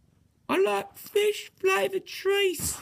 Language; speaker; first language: English; native; English